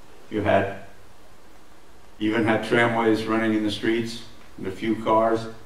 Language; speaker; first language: English; native; English